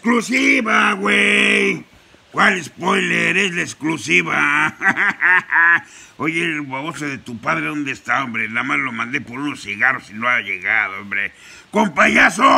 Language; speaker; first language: Spanish; native; Spanish